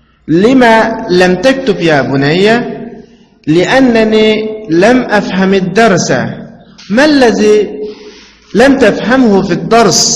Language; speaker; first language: Arabic; non-native, fluent; Uzbek